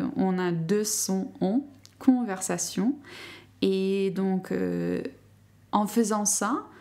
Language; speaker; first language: French; non-native, fluent; English